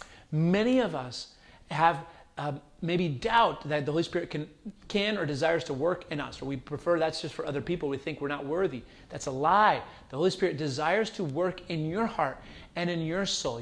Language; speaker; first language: English; native; English